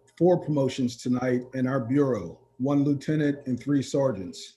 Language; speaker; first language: English; native; English